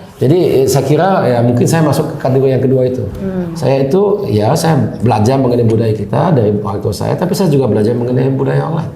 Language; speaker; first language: Indonesian; early bilingual, heritage; German